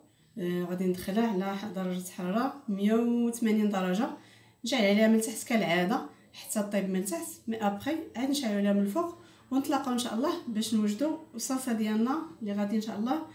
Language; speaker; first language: Arabic; native; Arabic